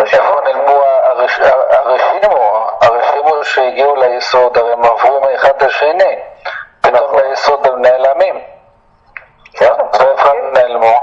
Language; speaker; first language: Hebrew; native; Hebrew